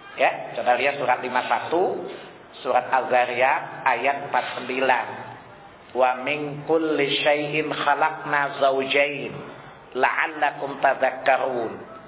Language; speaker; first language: Indonesian; non-native, local second language; Sundanese